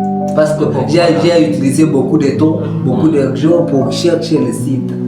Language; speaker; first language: French; non-native, learner; Kalenjin